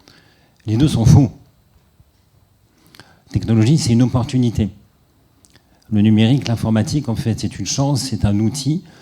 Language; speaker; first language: French; native; French